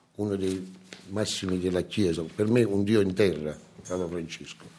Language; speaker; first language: Italian; native; Italian